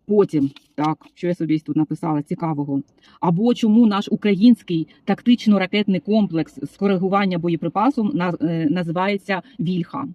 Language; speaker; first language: Ukrainian; non-native, local second language; Russian